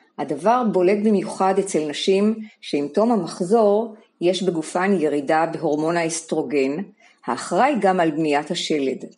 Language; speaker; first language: Hebrew; native; Hebrew